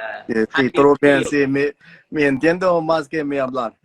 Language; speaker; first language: Spanish; non-native, learner; English